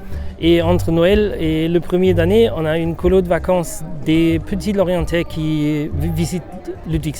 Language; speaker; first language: French; non-native, fluent; German